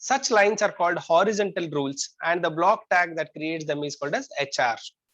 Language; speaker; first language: English; non-native, local second language; Kannada